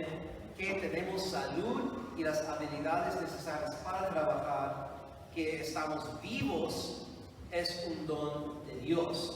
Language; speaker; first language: Spanish; non-native, fluent; English